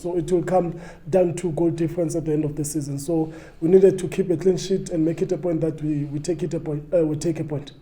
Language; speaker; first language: English; non-native, local second language; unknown